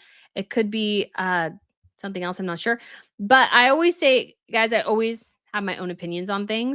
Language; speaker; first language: English; native; English